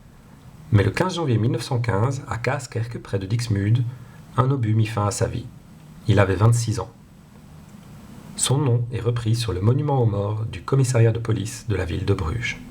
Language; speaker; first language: French; non-native, local second language; Dutch